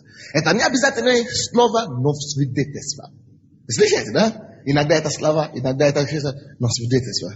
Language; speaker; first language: Russian; non-native, fluent; Yoruba